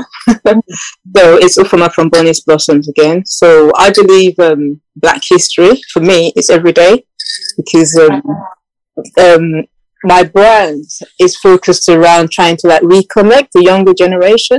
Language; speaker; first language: English; non-native, local second language; Yoruba